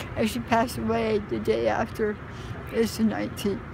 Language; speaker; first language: English; native; English